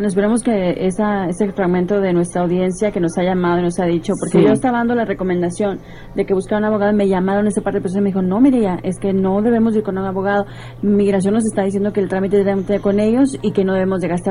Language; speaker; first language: Spanish; native; Spanish